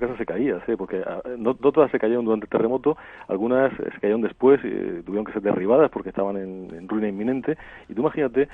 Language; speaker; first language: Spanish; native; Spanish